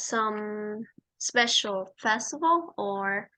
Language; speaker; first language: English; non-native, fluent; Vietnamese